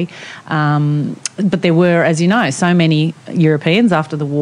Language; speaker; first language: English; non-native, local second language; Italian